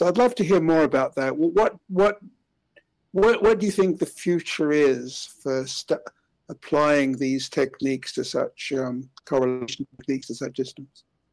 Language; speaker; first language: English; native; English